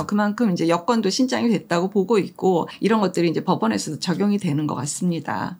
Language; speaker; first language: Korean; native; Korean